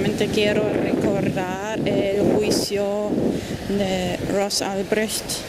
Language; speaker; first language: Spanish; non-native, fluent; German